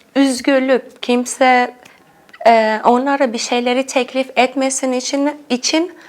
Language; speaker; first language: Turkish; non-native, fluent; Persian